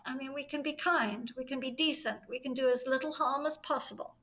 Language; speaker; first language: English; native; English